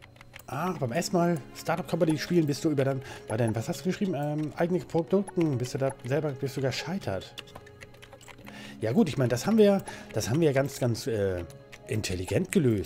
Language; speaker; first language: German; native; German